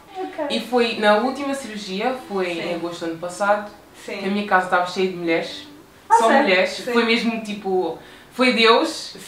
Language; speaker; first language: Portuguese; native; Portuguese